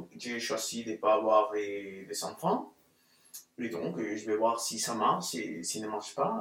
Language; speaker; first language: French; non-native, fluent; Spanish